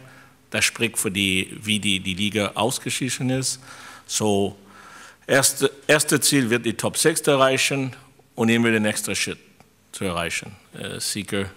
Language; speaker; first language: German; non-native, fluent; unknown